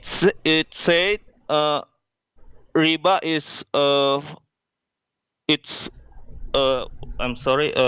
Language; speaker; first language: English; non-native, learner; Indonesian